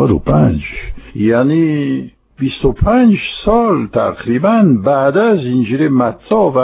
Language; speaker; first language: Persian; non-native, fluent; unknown